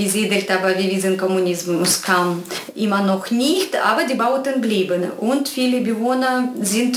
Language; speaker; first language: German; non-native, fluent; Russian